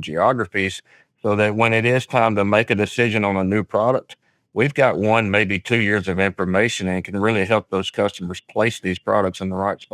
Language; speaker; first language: English; native; English